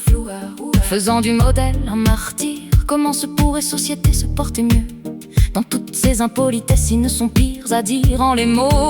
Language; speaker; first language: French; native; French